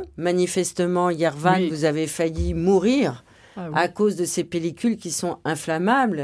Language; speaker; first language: French; native; French